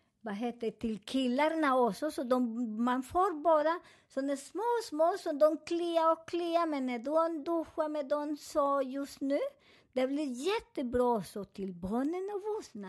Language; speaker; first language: Swedish; non-native, learner; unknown